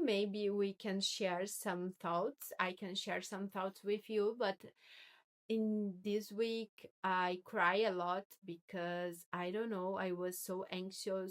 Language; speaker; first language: English; non-native, learner; Portuguese